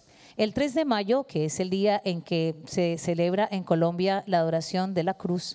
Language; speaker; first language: Spanish; native; Spanish